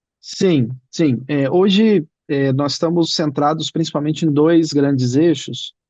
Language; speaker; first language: Portuguese; native; Portuguese